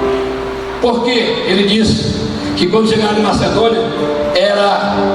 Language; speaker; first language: Portuguese; native; Portuguese